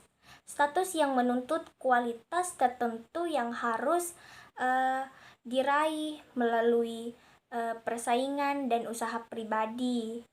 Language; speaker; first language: Indonesian; native; Indonesian